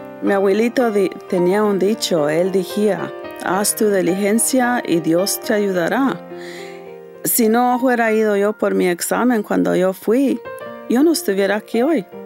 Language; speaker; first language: Spanish; early bilingual, heritage; Spanish